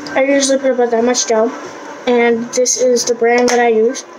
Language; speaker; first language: English; native; English